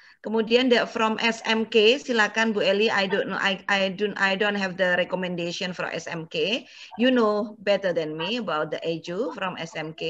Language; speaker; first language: English; non-native, fluent; Indonesian